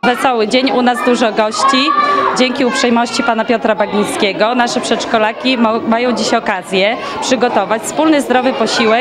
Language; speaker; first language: Polish; native; Polish